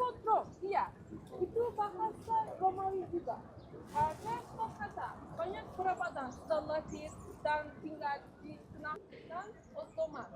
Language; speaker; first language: Indonesian; non-native, learner; Turkish